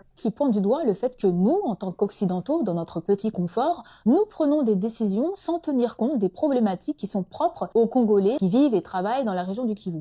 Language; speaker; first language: French; native; French